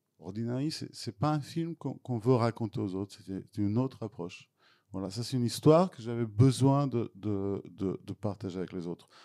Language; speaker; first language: French; non-native, fluent; Serbian